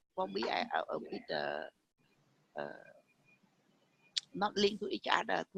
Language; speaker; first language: English; non-native, learner; Vietnamese